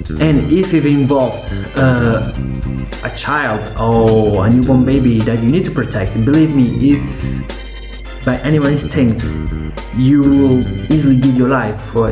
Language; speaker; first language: English; non-native, fluent; Portuguese